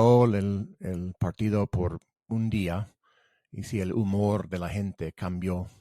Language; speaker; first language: Spanish; non-native, fluent; English